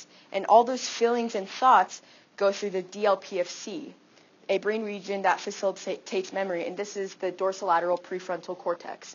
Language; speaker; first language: English; native; English